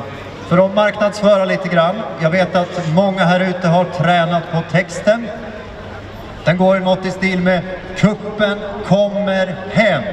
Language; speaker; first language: Swedish; native; Swedish